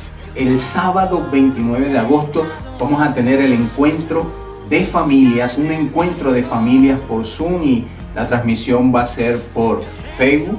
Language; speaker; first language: Spanish; native; Spanish